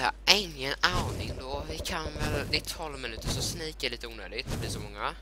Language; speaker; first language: Swedish; native; Swedish